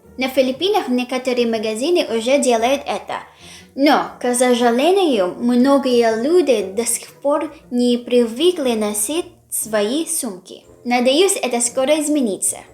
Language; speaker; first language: Russian; non-native, fluent; Filipino